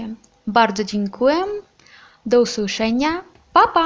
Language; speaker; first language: Polish; non-native, learner; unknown